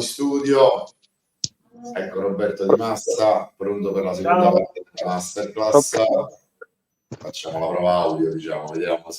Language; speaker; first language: Italian; native; Italian